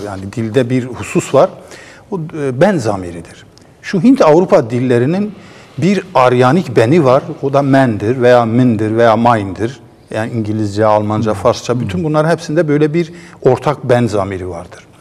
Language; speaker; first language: Turkish; non-native, local second language; Kurdish